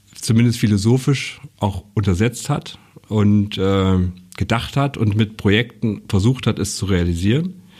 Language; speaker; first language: German; native; German